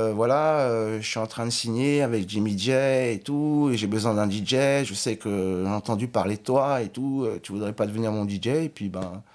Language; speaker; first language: French; native; French